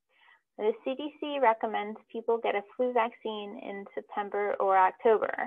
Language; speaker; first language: English; native; English